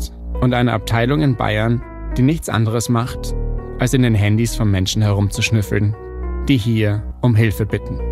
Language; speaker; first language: German; native; German